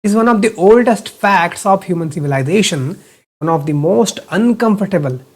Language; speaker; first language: English; non-native, local second language; Kannada